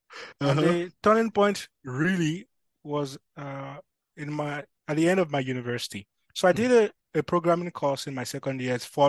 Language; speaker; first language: English; non-native, local second language; Yoruba